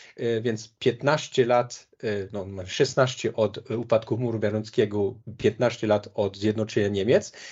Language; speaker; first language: Polish; non-native, fluent; French